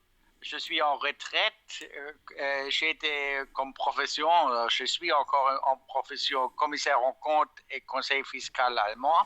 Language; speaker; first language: French; non-native, fluent; German